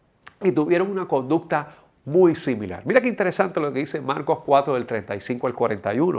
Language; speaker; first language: Spanish; native; Spanish